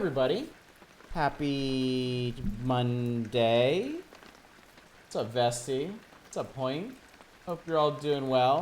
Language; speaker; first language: English; native; English